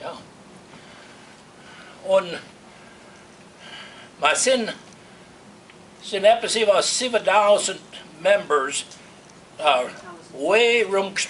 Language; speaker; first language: German; early bilingual, heritage; Pennsylvania German